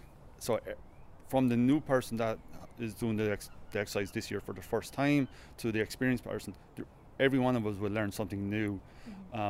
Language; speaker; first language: English; native; English